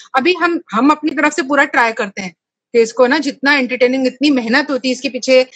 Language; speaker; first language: Hindi; native; Hindi